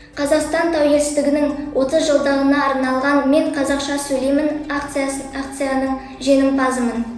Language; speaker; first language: Kazakh; non-native, local second language; Russian